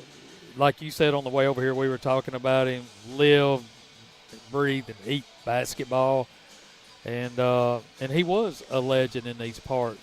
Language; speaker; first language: English; native; English